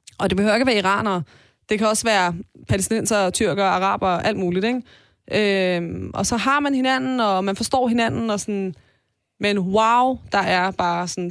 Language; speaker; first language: Danish; early bilingual, other home language; Persian